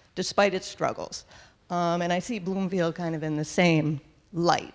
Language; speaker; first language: English; native; English